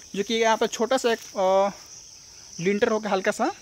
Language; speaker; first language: Hindi; native; Hindi